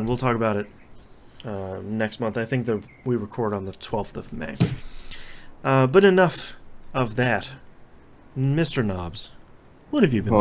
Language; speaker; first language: English; native; English